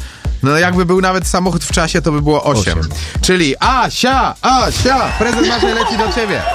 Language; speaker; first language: Polish; native; Polish